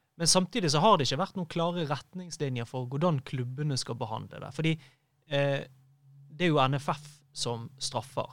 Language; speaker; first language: Norwegian; native; Norwegian